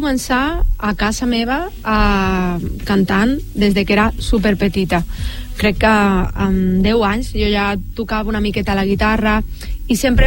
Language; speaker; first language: Catalan; non-native, local second language; Spanish